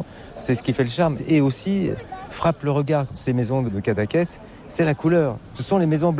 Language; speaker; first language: French; native; French